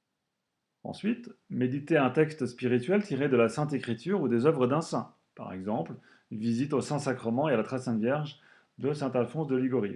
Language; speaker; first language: French; native; French